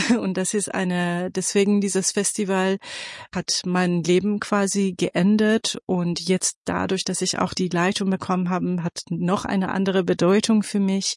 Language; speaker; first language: German; non-native, fluent; Persian